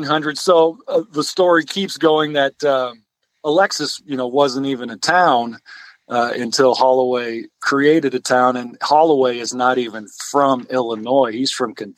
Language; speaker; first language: English; native; English